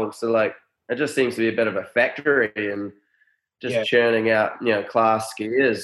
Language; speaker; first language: English; native; English